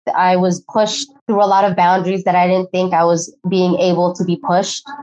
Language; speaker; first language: English; early bilingual, other home language; Filipino